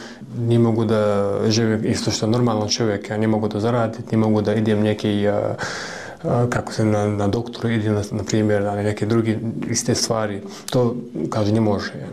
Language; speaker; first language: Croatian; non-native, learner; Russian